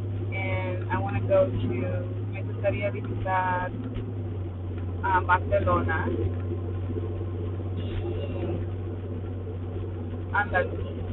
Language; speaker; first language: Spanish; non-native, learner; English